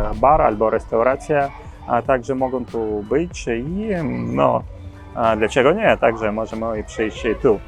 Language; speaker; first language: Polish; non-native, learner; Ukrainian